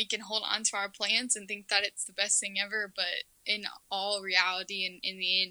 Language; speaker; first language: English; native; English